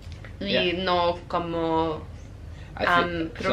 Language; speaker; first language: Spanish; non-native, learner; English